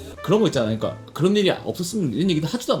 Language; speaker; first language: Korean; native; Korean